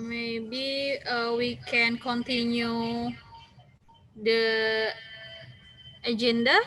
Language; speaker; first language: English; non-native, local second language; Indonesian